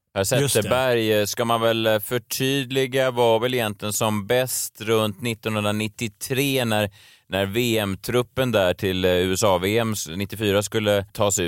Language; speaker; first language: Swedish; native; Swedish